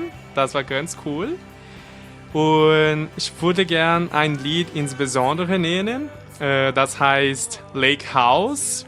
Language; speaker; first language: German; non-native, fluent; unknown